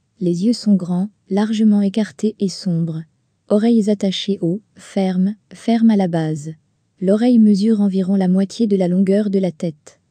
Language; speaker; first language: French; native; French